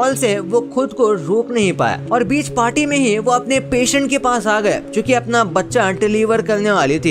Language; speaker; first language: Hindi; native; Hindi